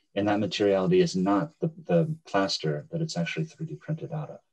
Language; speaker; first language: English; native; English